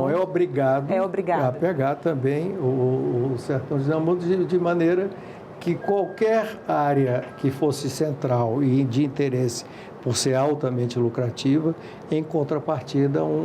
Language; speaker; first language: Portuguese; native; Portuguese